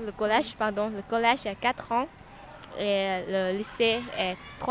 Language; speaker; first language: French; non-native, learner; Lao